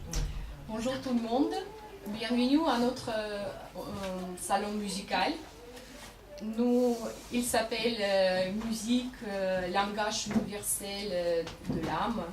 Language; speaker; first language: French; non-native, fluent; Russian